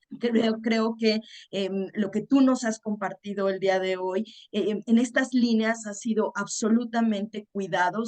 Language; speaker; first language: Spanish; native; Spanish